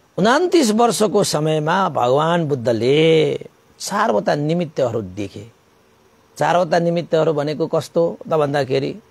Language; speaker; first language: Nepali; native; Nepali